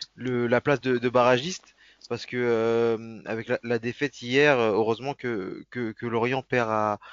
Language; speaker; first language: French; native; French